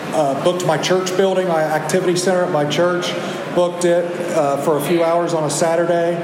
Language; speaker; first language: English; native; English